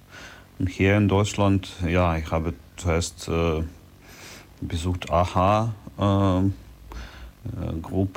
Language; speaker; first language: German; non-native, learner; Ukrainian